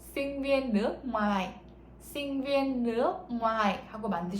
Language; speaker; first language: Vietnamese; non-native, fluent; Korean